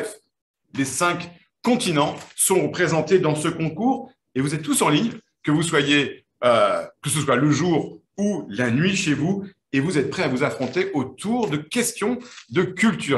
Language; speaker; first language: French; native; French